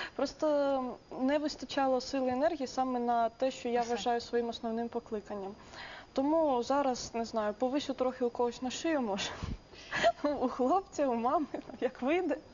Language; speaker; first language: Ukrainian; native; Ukrainian